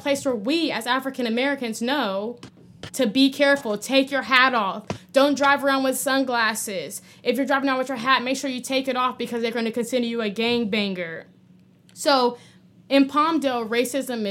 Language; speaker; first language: English; native; English